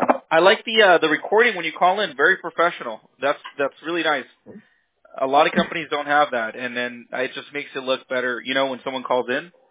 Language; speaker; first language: English; early bilingual, other home language; Spanish